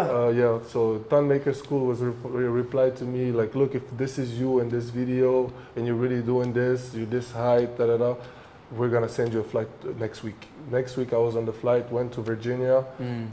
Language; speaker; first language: English; early bilingual, other home language; French